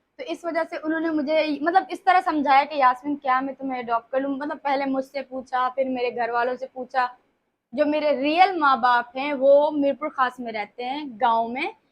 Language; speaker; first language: Urdu; native; Urdu